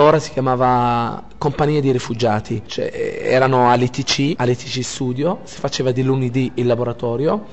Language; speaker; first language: Italian; non-native, fluent; Arabic